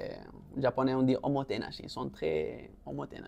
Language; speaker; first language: French; non-native, local second language; Arabic